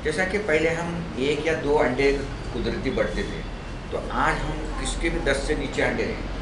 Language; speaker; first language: Hindi; non-native, local second language; Marathi